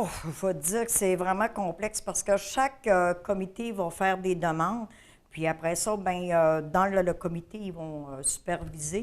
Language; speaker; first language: French; native; French